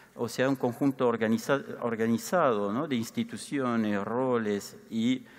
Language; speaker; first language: Spanish; non-native, fluent; French